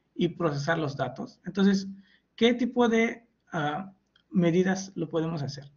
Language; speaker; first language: Spanish; non-native, fluent; Hindi